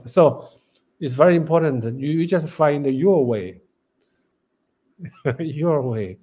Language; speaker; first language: English; non-native, learner; Chinese